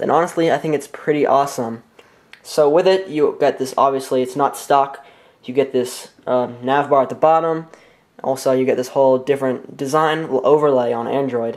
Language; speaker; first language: English; native; English